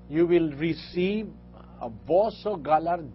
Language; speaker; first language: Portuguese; non-native, learner; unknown